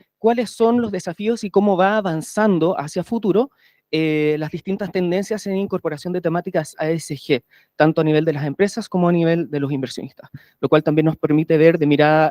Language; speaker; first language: Spanish; native; Spanish